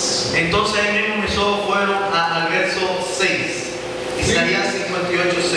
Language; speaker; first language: Spanish; native; Spanish